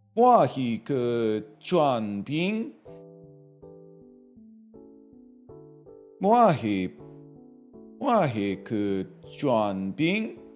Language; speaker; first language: Chinese; non-native, learner; English